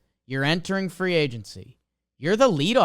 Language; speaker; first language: English; native; English